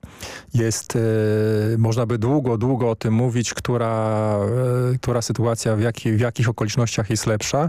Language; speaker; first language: Polish; native; Polish